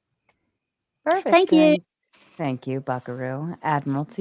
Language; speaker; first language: English; native; English